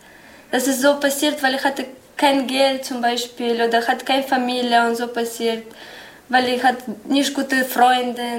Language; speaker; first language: German; non-native, learner; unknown